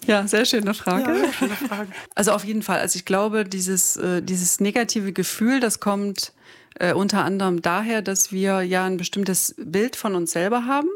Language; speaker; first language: German; native; German